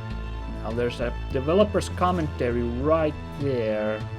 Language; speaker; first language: English; native; English